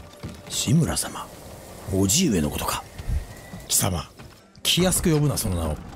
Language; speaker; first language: Japanese; native; Japanese